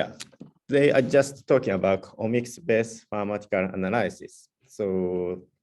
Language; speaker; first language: English; non-native, learner; Japanese